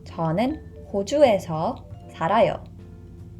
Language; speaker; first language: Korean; non-native, fluent; English